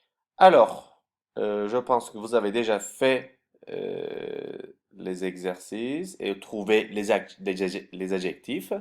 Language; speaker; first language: French; non-native, fluent; Turkish